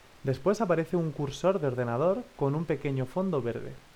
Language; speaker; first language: Spanish; native; Spanish